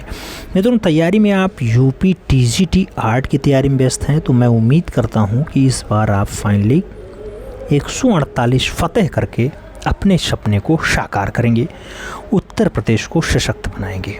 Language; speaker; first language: Hindi; native; Hindi